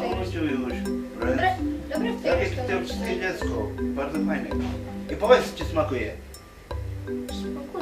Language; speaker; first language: Polish; non-native, fluent; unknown